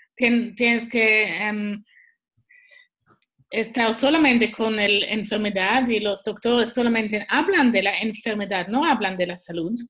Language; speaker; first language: Spanish; non-native, learner; Swiss German